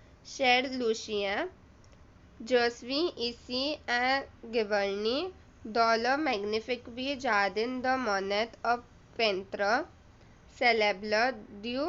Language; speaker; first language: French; non-native, learner; Hindi